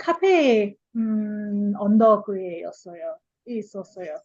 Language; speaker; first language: Korean; non-native, learner; English